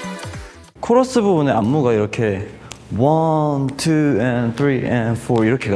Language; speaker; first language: Korean; native; Korean